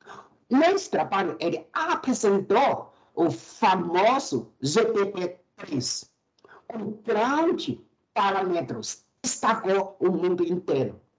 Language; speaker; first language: Portuguese; non-native, fluent; Chinese